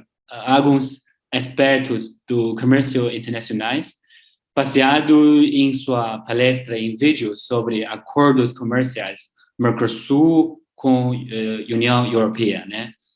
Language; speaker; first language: Portuguese; non-native, learner; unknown